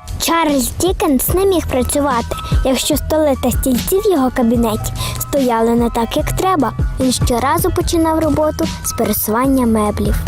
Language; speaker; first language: Ukrainian; native; Ukrainian